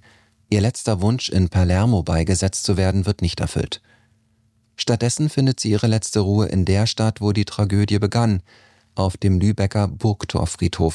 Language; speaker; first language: German; native; German